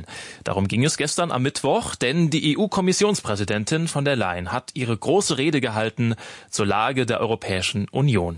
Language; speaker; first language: German; native; German